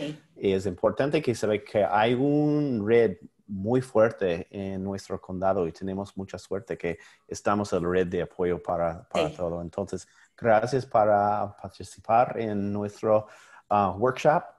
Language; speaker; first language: Spanish; non-native, learner; English